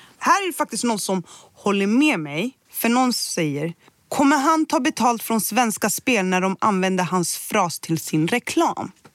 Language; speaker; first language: Swedish; early bilingual, other home language; Somali